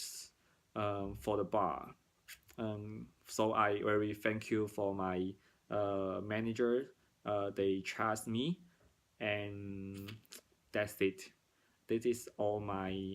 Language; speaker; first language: English; non-native, learner; Cantonese